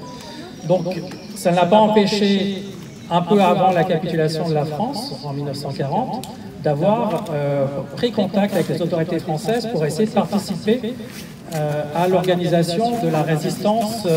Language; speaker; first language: French; native; French